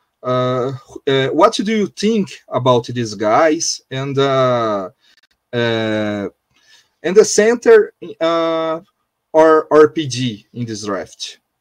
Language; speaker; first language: English; non-native, learner; Portuguese